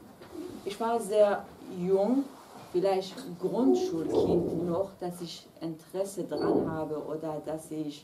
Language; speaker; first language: German; non-native, fluent; Kurdish